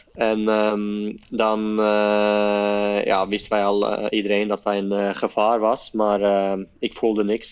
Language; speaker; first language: Dutch; non-native, fluent; Norwegian